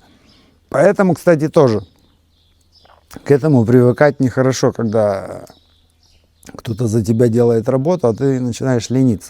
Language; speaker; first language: Russian; native; Russian